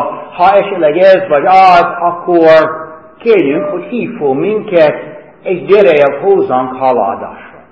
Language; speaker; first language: Hungarian; non-native, fluent; English